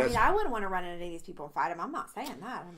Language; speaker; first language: English; native; English